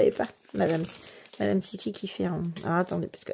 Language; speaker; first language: French; native; French